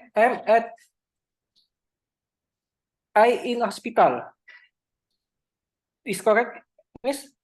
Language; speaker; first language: English; non-native, learner; Indonesian